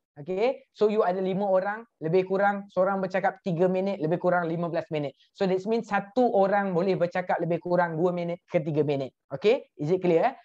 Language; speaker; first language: Malay; native; Malay